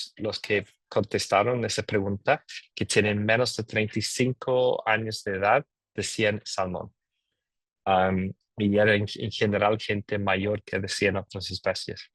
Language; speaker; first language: Spanish; non-native, fluent; English